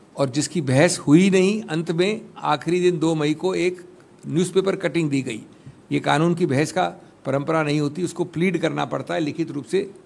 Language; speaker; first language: Hindi; native; Hindi